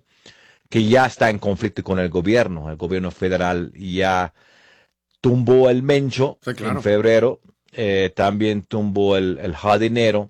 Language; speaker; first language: Spanish; non-native, fluent; English